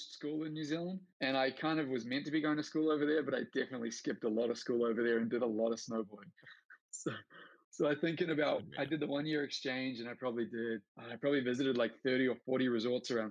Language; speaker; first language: English; native; English